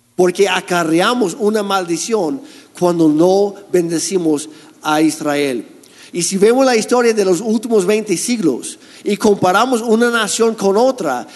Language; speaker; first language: Spanish; non-native, fluent; English